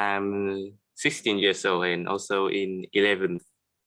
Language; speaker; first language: English; non-native, learner; Vietnamese